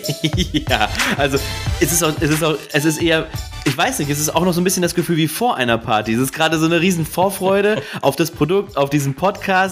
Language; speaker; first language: German; native; German